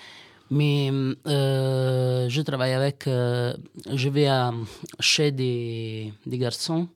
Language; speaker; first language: French; non-native, learner; Italian